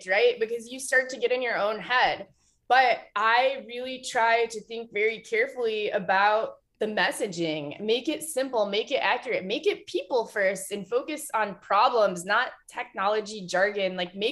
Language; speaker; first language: English; native; English